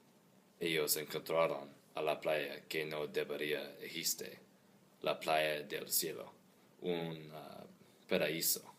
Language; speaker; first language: Spanish; non-native, learner; English